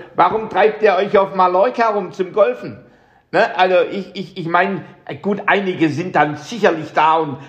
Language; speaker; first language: German; native; German